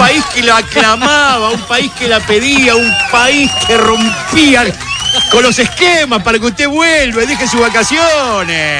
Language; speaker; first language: Spanish; native; Spanish